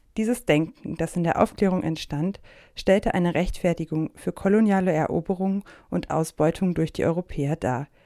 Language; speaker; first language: German; native; German